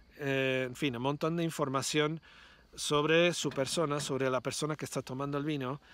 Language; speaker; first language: Spanish; non-native, fluent; English